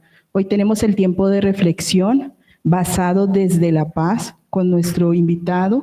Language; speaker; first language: Spanish; native; Spanish